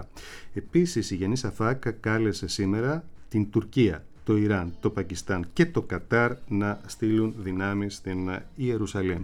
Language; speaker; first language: Greek; native; Greek